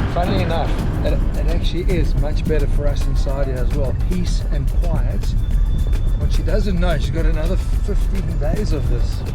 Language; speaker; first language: English; native; English